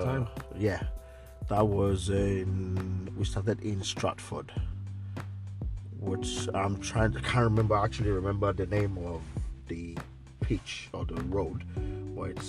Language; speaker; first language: English; non-native, local second language; Yoruba